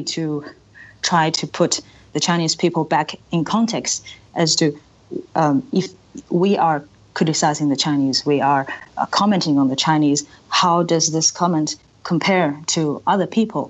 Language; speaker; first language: English; non-native, local second language; Chinese